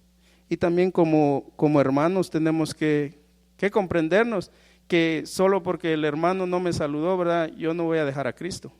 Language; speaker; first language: Spanish; native; Spanish